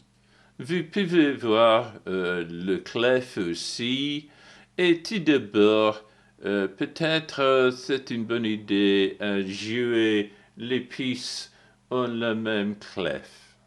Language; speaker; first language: French; non-native, learner; English